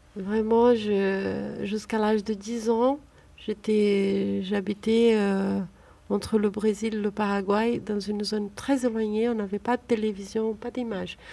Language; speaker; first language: French; non-native, fluent; Portuguese